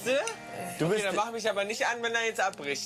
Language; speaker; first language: German; native; German